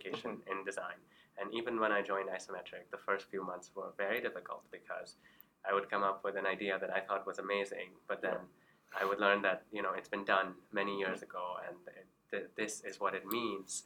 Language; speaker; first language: English; non-native, local second language; Urdu